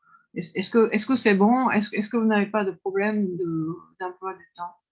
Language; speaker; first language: French; non-native, fluent; Japanese